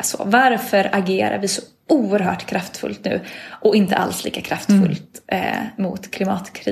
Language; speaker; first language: Swedish; native; Swedish